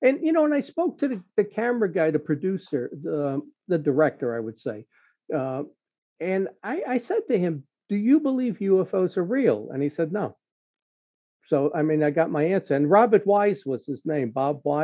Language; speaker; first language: English; native; English